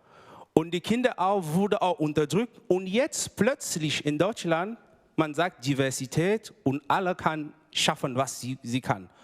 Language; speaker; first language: German; non-native, fluent; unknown